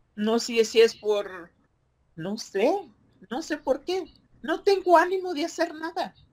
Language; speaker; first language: Spanish; native; Spanish